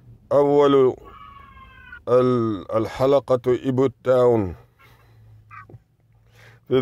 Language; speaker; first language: Arabic; non-native, fluent; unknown